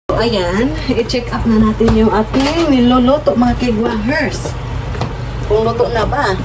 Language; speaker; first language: Filipino; non-native, local second language; Cebuano